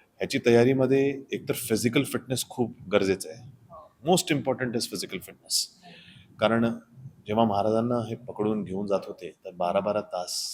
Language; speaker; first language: Marathi; non-native, local second language; Hindi